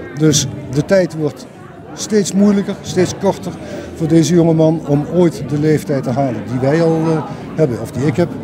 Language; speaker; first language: Dutch; native; Dutch